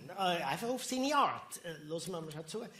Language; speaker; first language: German; native; German